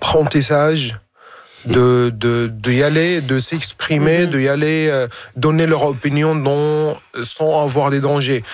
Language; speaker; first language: French; non-native, fluent; Arabic